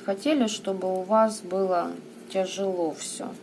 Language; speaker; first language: Russian; native; Russian